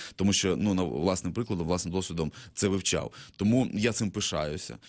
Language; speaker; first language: Ukrainian; native; Ukrainian